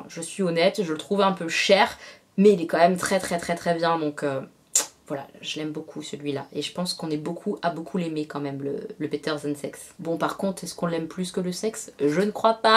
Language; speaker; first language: French; native; French